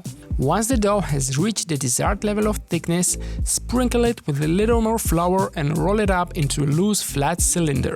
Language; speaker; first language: English; non-native, fluent; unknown